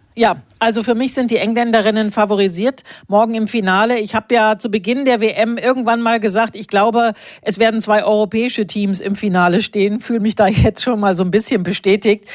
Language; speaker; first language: German; native; German